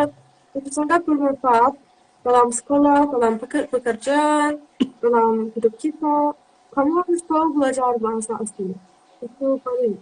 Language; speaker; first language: Indonesian; non-native, learner; Turkish